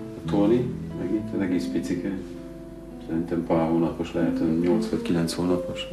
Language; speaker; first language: Hungarian; native; Hungarian